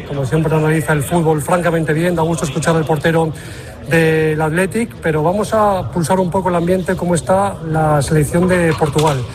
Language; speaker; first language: Spanish; native; Spanish